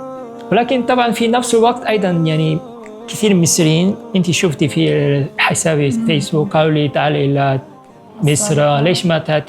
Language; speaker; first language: Arabic; non-native, fluent; Korean